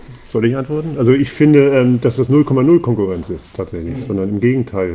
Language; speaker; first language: German; native; German